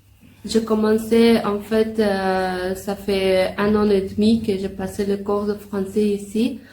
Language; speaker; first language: French; non-native, learner; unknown